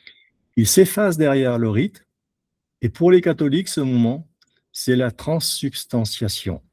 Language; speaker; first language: French; native; French